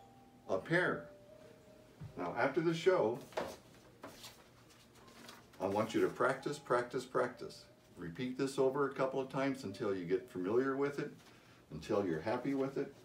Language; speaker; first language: English; native; English